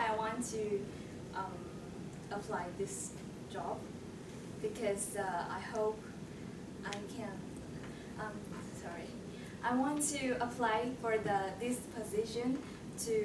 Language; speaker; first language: English; non-native, learner; Chinese